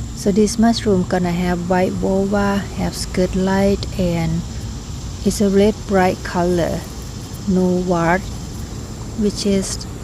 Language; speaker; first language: English; non-native, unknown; Thai